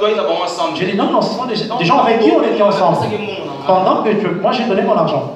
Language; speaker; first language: French; non-native, local second language; Lingala